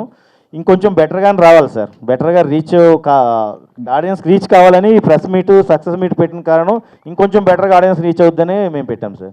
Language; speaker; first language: Telugu; native; Telugu